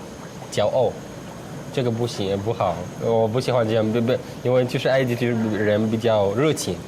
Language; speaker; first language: Chinese; non-native, learner; Arabic